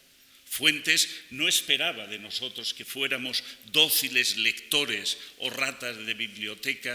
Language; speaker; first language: Spanish; native; Spanish